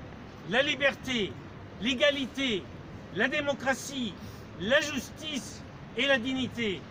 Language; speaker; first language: French; non-native, fluent; Arabic